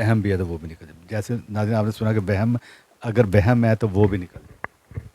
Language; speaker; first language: Hindi; non-native, local second language; Punjabi